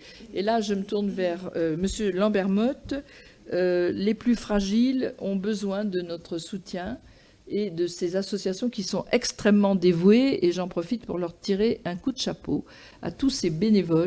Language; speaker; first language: French; native; French